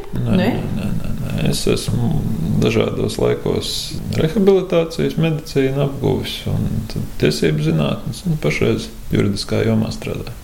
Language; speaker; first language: Latvian; native; Latvian